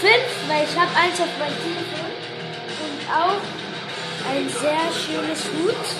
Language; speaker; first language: German; non-native, learner; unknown